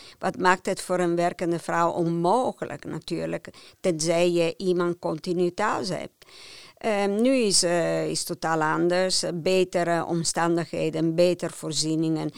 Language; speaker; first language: Dutch; non-native, fluent; Italian